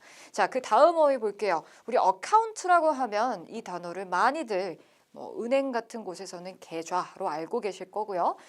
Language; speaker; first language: Korean; native; Korean